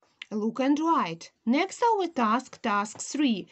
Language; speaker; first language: English; non-native, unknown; Ukrainian